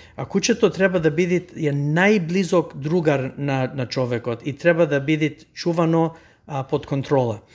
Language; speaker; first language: Macedonian; early bilingual, heritage; Macedonian